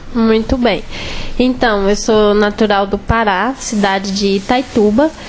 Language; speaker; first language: Portuguese; native; Portuguese